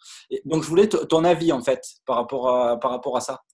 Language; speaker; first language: French; native; French